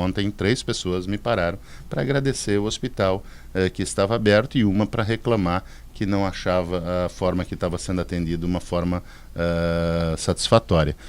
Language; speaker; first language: Portuguese; native; Portuguese